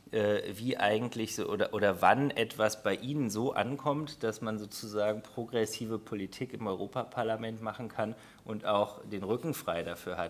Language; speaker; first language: German; native; German